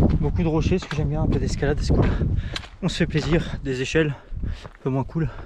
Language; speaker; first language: French; native; French